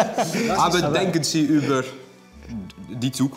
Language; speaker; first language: German; non-native, learner; Dutch